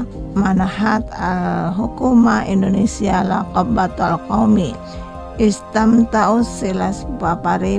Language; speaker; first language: Arabic; non-native, fluent; Indonesian